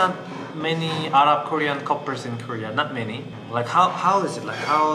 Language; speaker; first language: English; non-native, learner; Korean